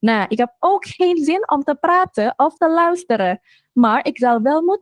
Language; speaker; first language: Dutch; non-native, fluent; Indonesian